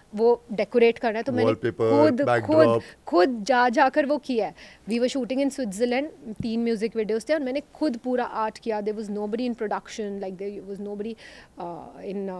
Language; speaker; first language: Hindi; native; Hindi